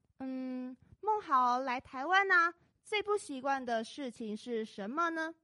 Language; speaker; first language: Chinese; native; Chinese